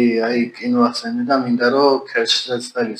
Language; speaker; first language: Georgian; native; Georgian